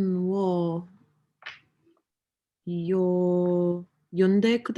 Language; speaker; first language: Japanese; non-native, learner; English